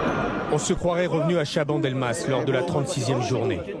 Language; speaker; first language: French; native; French